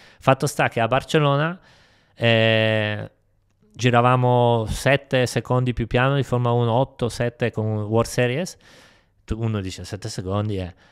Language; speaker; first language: Italian; non-native, fluent; Polish